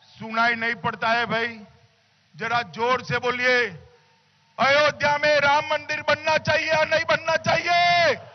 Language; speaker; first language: Hindi; non-native, local second language; Gujarati